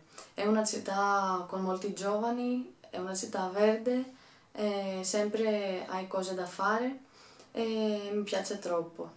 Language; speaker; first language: Italian; non-native, learner; Greek